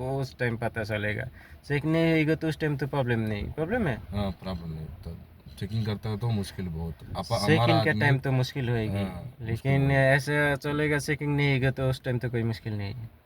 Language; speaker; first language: Hindi; non-native, fluent; Bangla